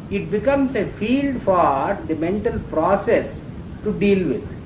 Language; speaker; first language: English; non-native, local second language; Kannada